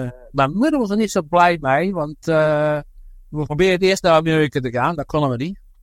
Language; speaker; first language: Dutch; early bilingual, heritage; Dutch